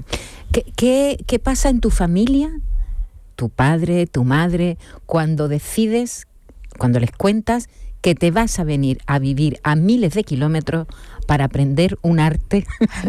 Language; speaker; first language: Spanish; native; Spanish